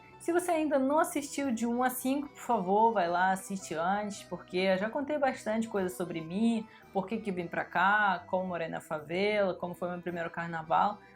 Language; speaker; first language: Portuguese; non-native, fluent; Russian